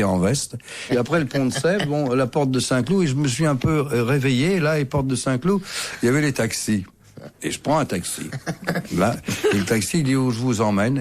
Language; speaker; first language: French; native; French